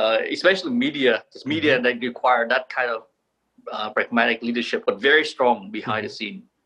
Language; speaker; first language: English; non-native, fluent; Vietnamese